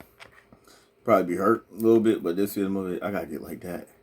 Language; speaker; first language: English; native; English